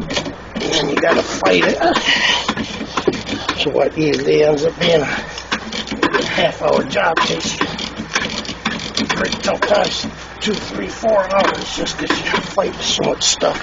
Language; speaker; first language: English; native; English